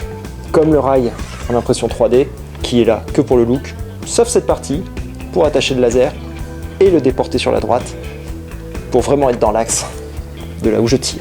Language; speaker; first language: French; native; French